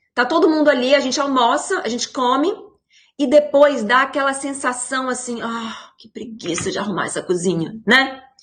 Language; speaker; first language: Portuguese; native; Portuguese